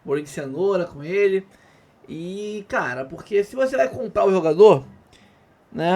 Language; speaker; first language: Portuguese; native; Portuguese